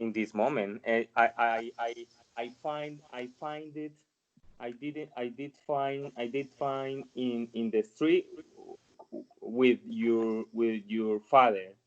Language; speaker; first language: English; non-native, learner; Spanish